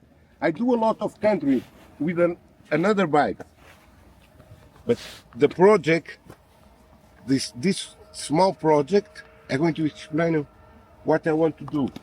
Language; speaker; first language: English; non-native, learner; Portuguese